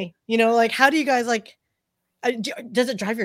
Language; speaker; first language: English; native; English